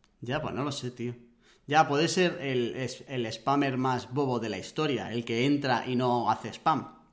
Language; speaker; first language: Spanish; native; Spanish